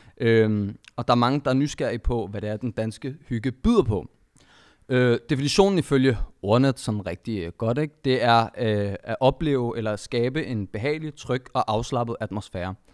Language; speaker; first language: Danish; early bilingual, other home language; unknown